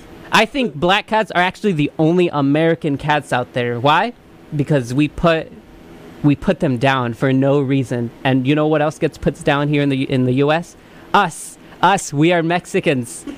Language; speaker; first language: English; early bilingual, other home language; Spanish